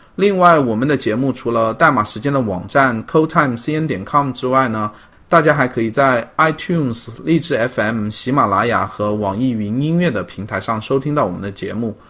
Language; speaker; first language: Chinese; native; Chinese